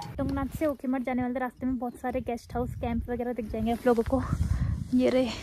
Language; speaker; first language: Hindi; native; Hindi